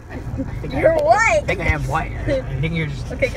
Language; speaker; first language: English; native; English